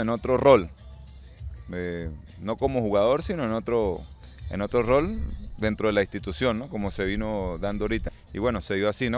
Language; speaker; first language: Spanish; native; Spanish